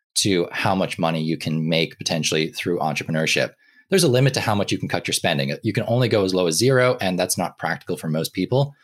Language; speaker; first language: English; native; English